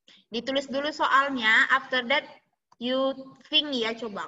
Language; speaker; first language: English; non-native, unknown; Indonesian